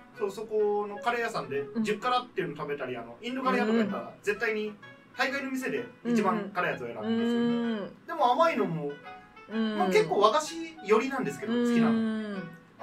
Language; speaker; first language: Japanese; native; Japanese